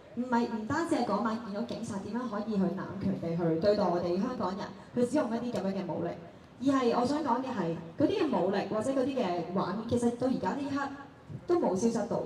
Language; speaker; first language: Cantonese; native; Cantonese